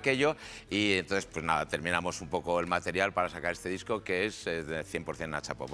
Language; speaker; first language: Spanish; native; Spanish